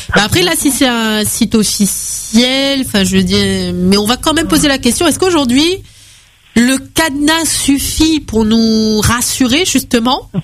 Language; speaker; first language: French; native; French